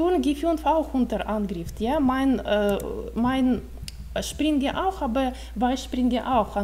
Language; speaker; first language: German; non-native, learner; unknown